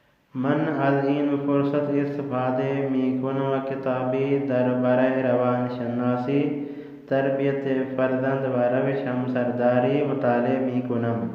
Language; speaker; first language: Persian; non-native, fluent; Urdu